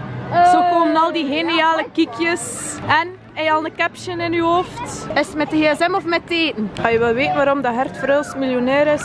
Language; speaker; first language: Dutch; native; Dutch